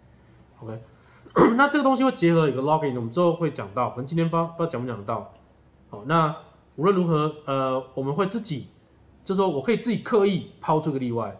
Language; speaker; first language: Chinese; native; Chinese